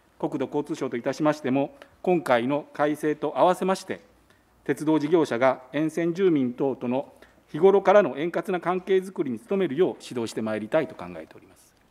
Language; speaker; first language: Japanese; native; Japanese